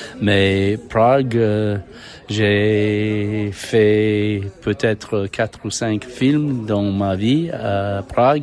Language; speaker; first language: French; non-native, fluent; English